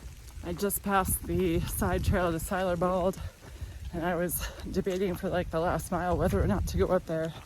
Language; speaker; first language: English; native; English